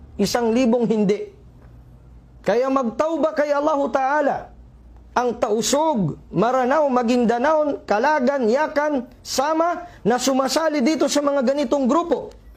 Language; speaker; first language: Filipino; non-native, local second language; Maranao